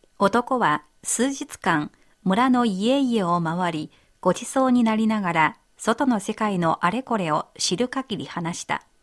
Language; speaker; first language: Japanese; native; Japanese